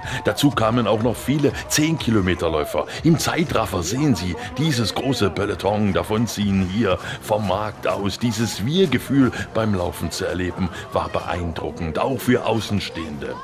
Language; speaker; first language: German; native; German